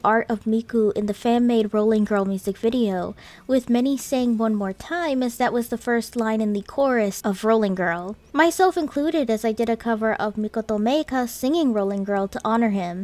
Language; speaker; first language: English; native; English